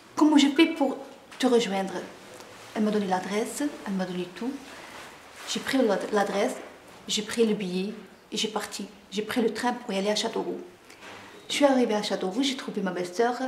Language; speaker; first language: French; non-native, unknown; Arabic